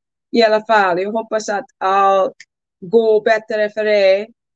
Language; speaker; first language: Swedish; non-native, learner; English